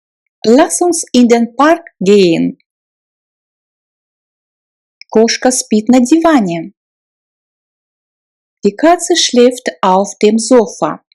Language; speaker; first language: German; non-native, fluent; Russian